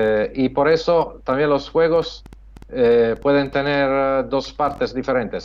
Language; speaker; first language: Spanish; non-native, fluent; Italian